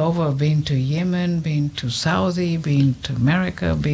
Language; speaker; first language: English; non-native, local second language; Hindi